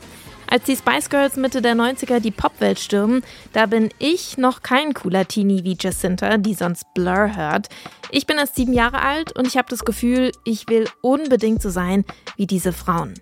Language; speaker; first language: German; early bilingual, other home language; English